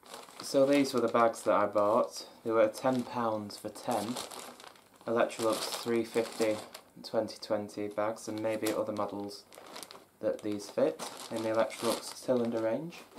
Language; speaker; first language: English; native; English